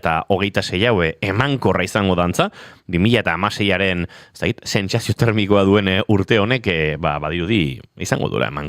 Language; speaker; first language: Basque; native; Basque